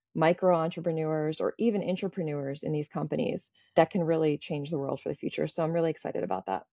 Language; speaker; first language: English; early bilingual, other home language; Croatian